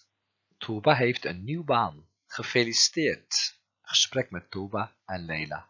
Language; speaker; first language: Dutch; non-native, fluent; Turkish